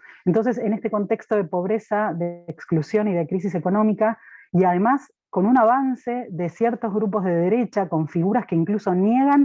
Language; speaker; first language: Spanish; native; Spanish